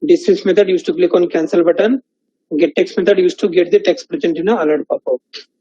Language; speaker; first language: English; non-native, local second language; Marathi